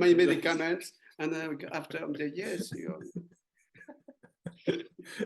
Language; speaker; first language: English; non-native, learner; French